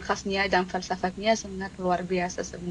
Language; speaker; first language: Indonesian; non-native, fluent; Arabic